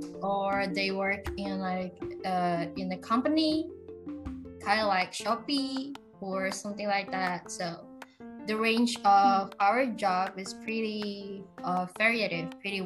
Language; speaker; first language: English; non-native, fluent; Indonesian